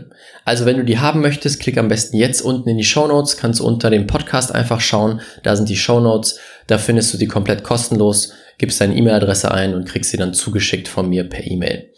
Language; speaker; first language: German; native; German